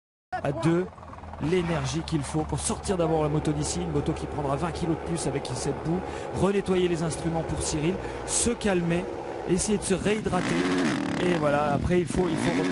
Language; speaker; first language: French; native; French